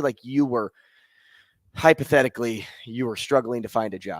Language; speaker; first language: English; native; English